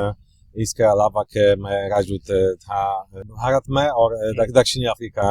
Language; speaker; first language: Hindi; non-native, learner; Polish